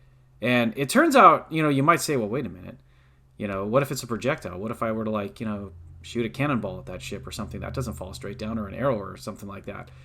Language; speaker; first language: English; native; English